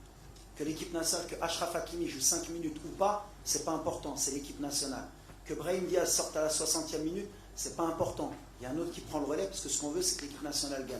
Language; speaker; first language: French; native; French